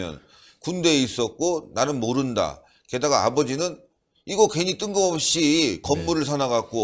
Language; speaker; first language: Korean; native; Korean